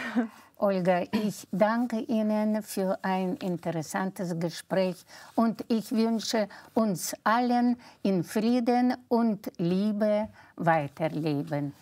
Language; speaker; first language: German; non-native, fluent; Russian